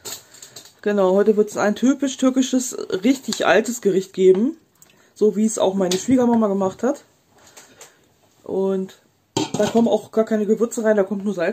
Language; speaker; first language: German; native; German